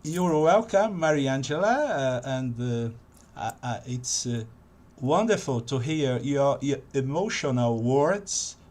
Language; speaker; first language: English; non-native, fluent; Portuguese